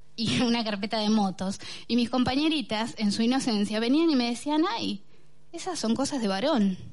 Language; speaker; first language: Spanish; native; Spanish